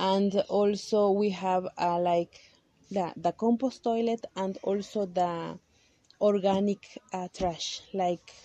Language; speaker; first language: English; non-native, learner; Kaqchikel